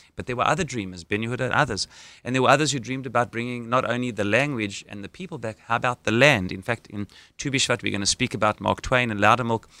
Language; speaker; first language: English; native; English